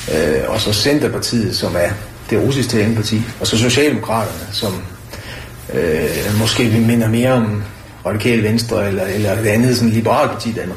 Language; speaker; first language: Danish; native; Danish